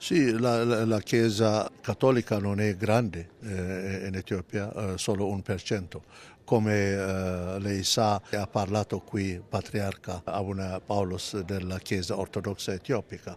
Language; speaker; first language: Italian; non-native, fluent; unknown